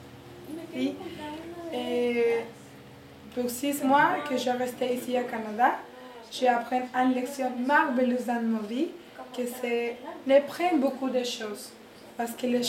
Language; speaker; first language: French; non-native, learner; Spanish